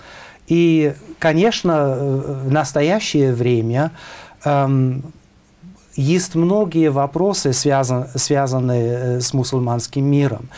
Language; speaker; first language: Russian; non-native, fluent; German